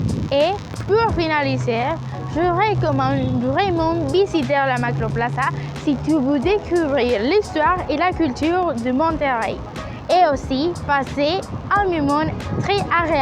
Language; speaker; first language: French; non-native, learner; Spanish